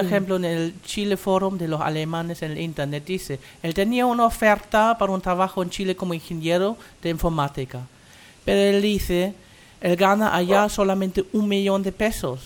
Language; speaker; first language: Spanish; non-native, fluent; German